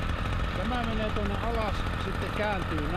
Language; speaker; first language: Finnish; native; Finnish